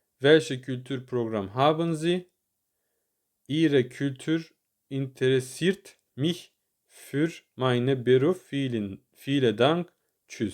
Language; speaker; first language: German; non-native, learner; Turkish